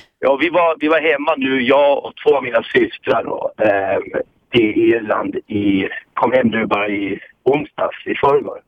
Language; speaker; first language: Swedish; early bilingual, other home language; English